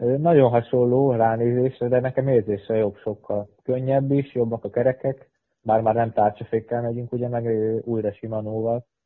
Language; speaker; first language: Hungarian; native; Hungarian